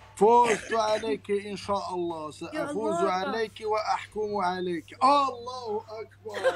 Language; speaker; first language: Arabic; non-native, local second language; Riffian